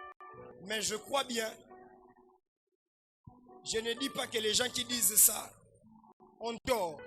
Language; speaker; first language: French; non-native, local second language; Lingala